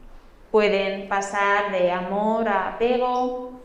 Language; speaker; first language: Spanish; native; Spanish